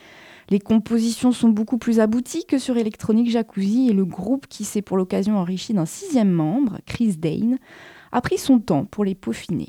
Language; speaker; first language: French; native; French